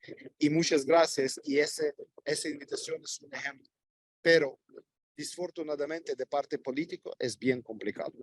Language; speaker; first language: Spanish; non-native, fluent; Ukrainian